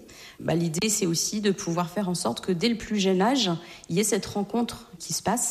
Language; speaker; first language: French; native; French